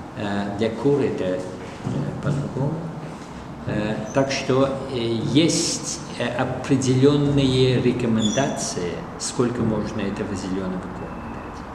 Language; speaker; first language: Russian; non-native, fluent; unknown